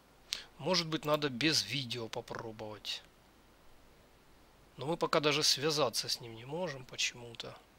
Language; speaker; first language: Russian; native; Russian